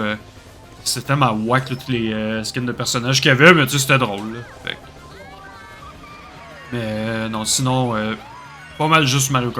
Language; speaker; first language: French; native; French